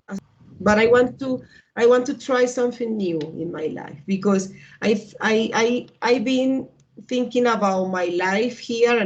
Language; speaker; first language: English; non-native, learner; Spanish